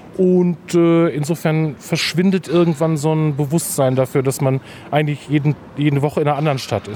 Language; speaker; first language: German; native; German